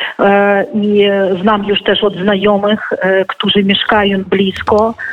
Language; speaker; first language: Polish; non-native, fluent; Ukrainian